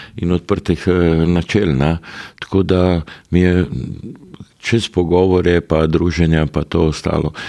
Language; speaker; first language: Slovenian; early bilingual, other home language; Serbian